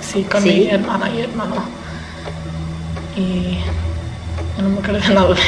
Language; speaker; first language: Spanish; early bilingual, heritage; English